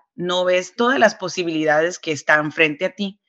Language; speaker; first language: Spanish; early bilingual, heritage; Spanish